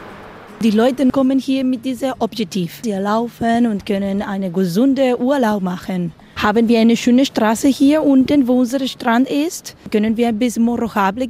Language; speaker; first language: German; non-native, learner; Spanish